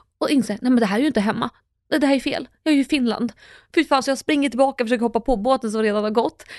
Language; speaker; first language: Swedish; early bilingual, other home language; Russian